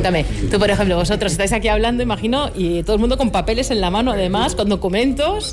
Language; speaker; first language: Spanish; native; Spanish